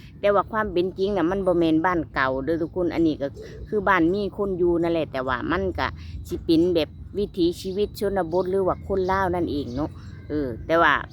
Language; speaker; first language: Thai; non-native, local second language; Lao